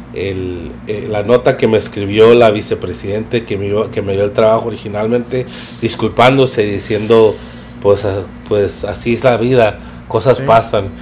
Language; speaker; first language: Spanish; early bilingual, heritage; Spanish